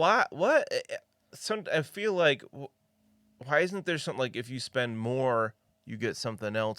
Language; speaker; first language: English; native; English